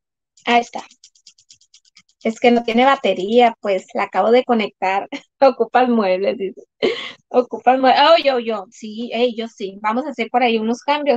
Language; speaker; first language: Spanish; native; Spanish